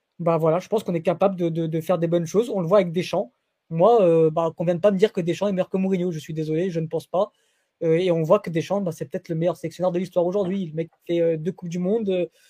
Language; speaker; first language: French; early bilingual, other home language; Portuguese